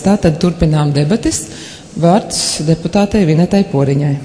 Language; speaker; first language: Latvian; native; Latvian